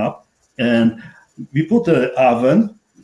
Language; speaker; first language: English; non-native, fluent; Polish